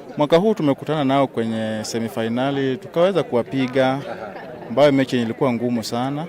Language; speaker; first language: Swahili; non-native, local second language; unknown